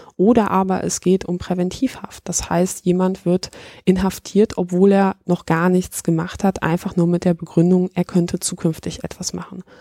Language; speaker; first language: German; early bilingual, other home language; Polish